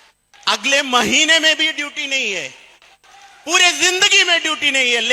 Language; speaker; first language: Hindi; non-native, local second language; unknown